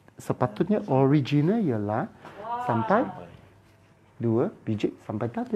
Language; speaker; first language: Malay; non-native, local second language; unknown